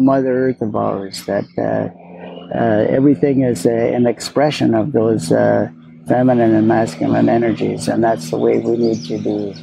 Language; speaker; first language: English; native; English